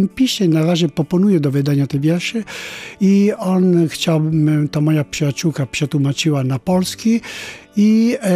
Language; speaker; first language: Polish; non-native, fluent; Italian